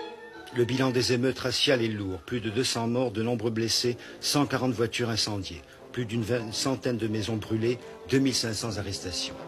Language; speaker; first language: French; native; French